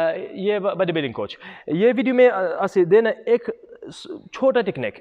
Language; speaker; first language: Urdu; non-native, learner; Arabic